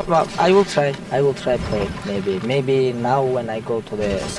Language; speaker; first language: English; non-native, learner; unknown